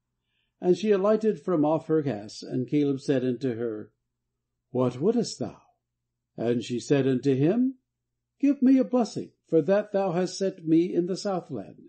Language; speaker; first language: English; native; English